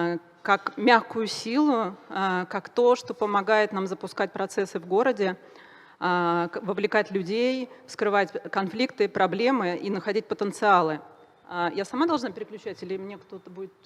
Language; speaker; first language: Russian; native; Russian